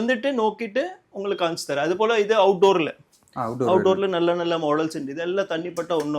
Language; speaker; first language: Malayalam; non-native, local second language; Tamil